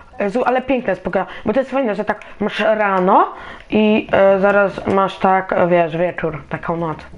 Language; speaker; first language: Polish; native; Polish